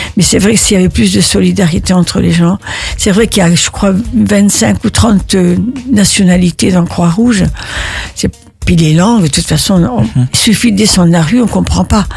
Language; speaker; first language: French; early bilingual, other home language; Italian